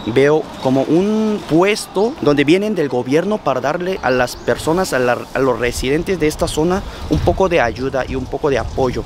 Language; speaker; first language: Spanish; non-native, fluent; Korean